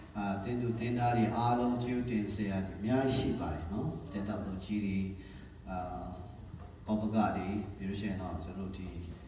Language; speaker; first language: Burmese; non-native, local second language; Tedim Chin